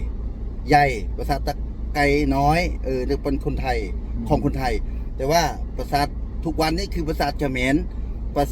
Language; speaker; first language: Thai; non-native, fluent; Khmer